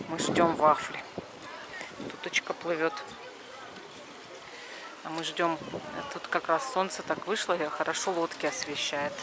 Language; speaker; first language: Russian; native; Russian